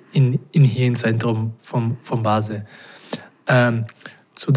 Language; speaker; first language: German; non-native, fluent; Portuguese